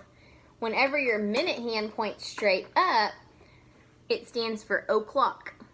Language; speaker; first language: English; native; English